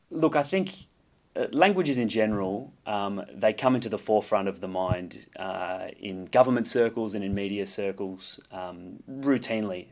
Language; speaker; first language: English; native; English